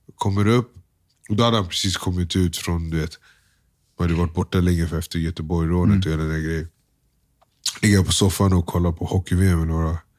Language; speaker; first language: Swedish; early bilingual, other home language; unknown